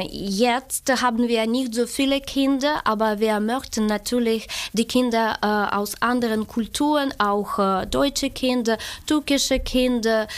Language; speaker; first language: German; non-native, fluent; Ukrainian